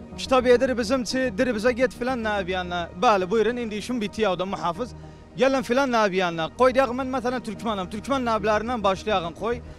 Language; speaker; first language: Turkish; native; Turkish